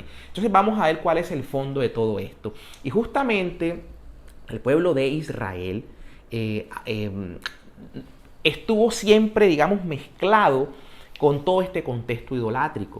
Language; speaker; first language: Spanish; native; Spanish